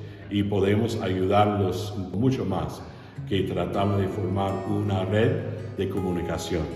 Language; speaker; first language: Spanish; non-native, fluent; English